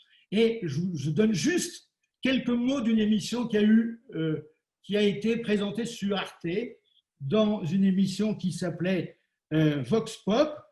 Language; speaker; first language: French; native; French